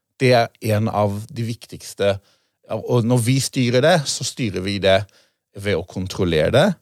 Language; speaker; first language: Norwegian; non-native, fluent; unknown